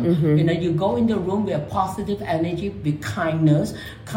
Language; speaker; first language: English; non-native, local second language; Min Nan Chinese